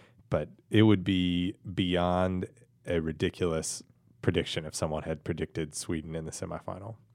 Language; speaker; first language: English; native; English